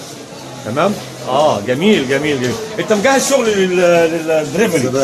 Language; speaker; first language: Arabic; native; Arabic